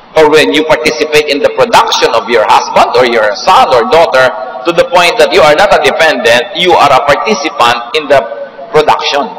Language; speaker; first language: English; non-native, local second language; Filipino